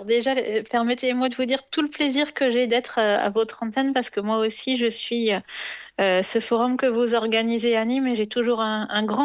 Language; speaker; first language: French; native; French